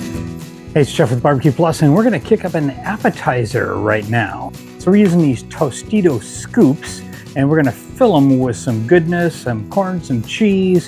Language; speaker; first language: English; native; English